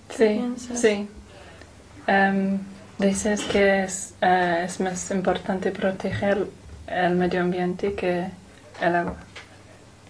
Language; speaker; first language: Spanish; non-native, learner; English